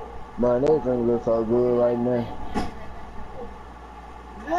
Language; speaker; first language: English; native; English